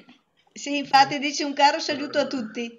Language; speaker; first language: Italian; native; Italian